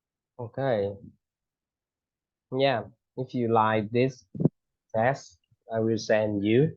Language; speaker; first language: English; non-native, fluent; Vietnamese